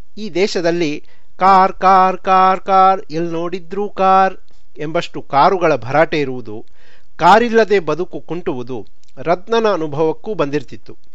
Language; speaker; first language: Kannada; native; Kannada